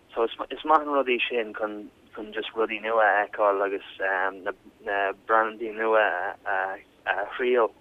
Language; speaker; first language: Irish; non-native, local second language; English